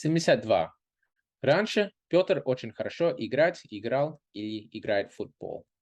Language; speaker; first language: Russian; non-native, fluent; English